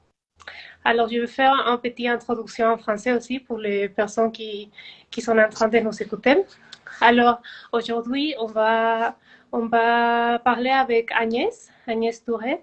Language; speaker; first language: French; non-native, fluent; Spanish